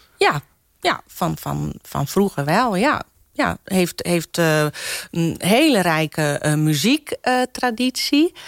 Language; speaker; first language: Dutch; non-native, local second language; Western Frisian